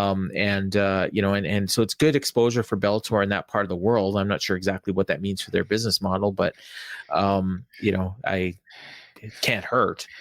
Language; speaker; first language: English; native; English